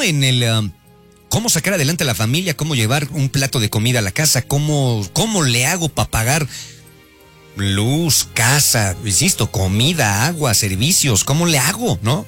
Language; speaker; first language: Spanish; native; Spanish